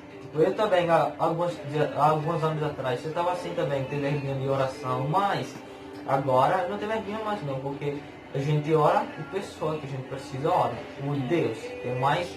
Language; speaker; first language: Portuguese; non-native, learner; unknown